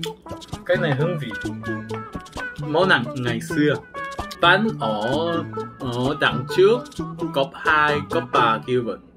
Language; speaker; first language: Vietnamese; non-native, learner; Korean